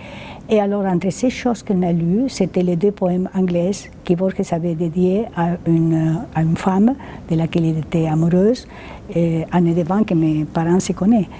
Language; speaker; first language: French; non-native, fluent; Spanish